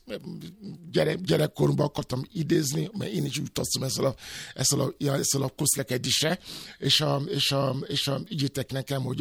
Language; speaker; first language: Hungarian; non-native, fluent; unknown